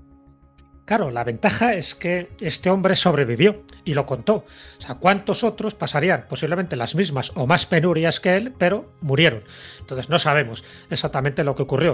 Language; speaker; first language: Spanish; native; Spanish